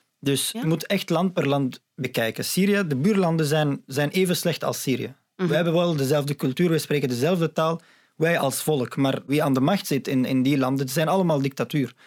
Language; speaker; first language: Dutch; non-native, fluent; Arabic